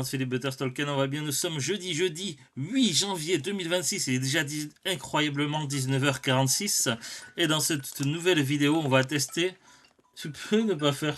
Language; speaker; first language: French; native; French